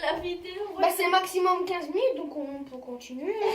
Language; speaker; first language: French; native; French